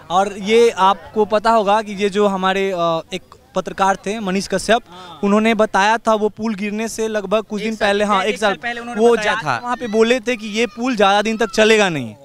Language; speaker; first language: Hindi; native; Hindi